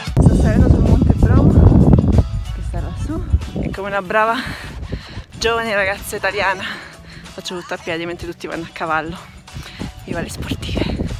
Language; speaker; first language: Italian; native; Italian